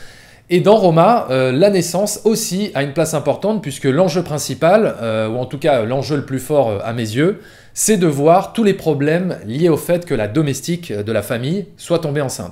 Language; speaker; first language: French; native; French